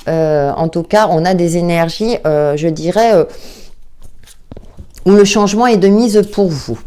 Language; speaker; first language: French; native; French